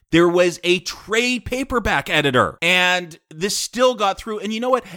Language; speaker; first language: English; native; English